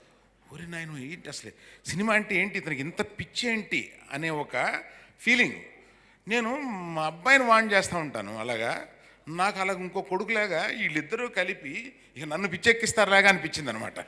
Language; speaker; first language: Telugu; native; Telugu